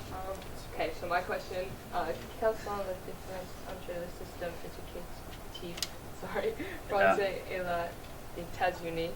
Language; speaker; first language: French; non-native, learner; English